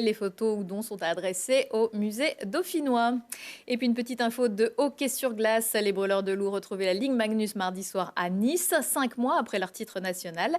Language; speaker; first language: French; native; French